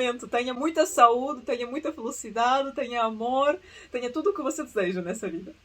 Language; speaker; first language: Portuguese; early bilingual, other home language; Russian